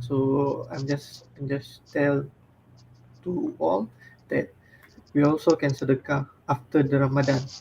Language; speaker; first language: English; non-native, fluent; Malay